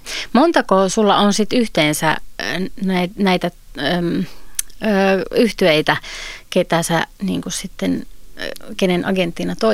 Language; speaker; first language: Finnish; native; Finnish